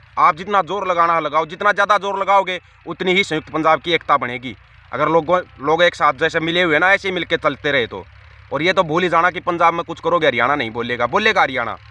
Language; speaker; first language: Hindi; non-native, local second language; Punjabi